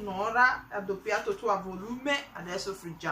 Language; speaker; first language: Italian; non-native, learner; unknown